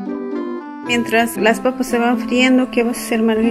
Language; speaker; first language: Spanish; native; Spanish